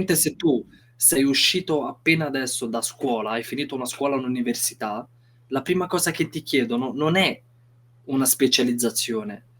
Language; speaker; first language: Italian; non-native, fluent; Romanian